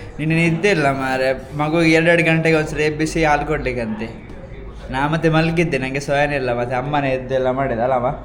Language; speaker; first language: Kannada; non-native, local second language; Tulu